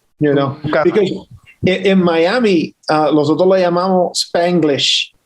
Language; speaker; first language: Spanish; early bilingual, heritage; English